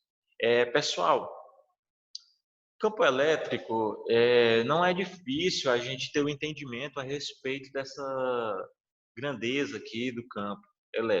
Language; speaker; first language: Portuguese; native; Portuguese